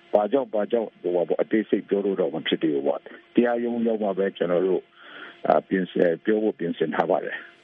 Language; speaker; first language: Burmese; non-native, local second language; Kachin